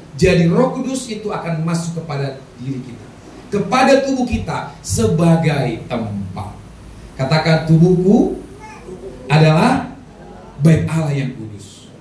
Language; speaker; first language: Indonesian; non-native, local second language; Batak Toba